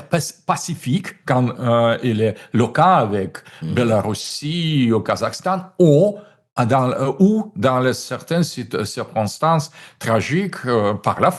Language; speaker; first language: French; non-native, fluent; Russian